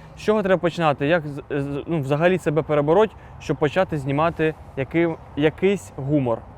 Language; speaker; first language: Ukrainian; non-native, local second language; Russian